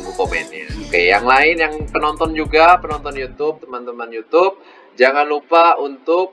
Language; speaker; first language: Indonesian; non-native, fluent; Korean